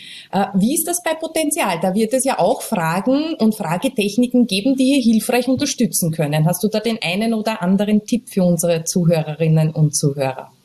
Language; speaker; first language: German; native; German